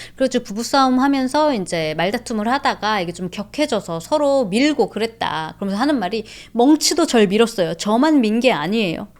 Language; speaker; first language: Korean; native; Korean